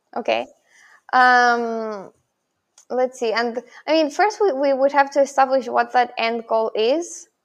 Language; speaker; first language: English; non-native, fluent; Spanish